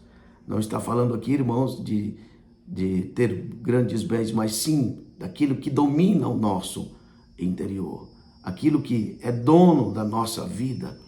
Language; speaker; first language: Portuguese; native; Portuguese